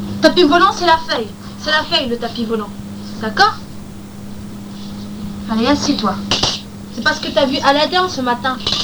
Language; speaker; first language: French; native; French